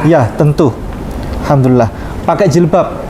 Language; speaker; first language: Indonesian; native; Indonesian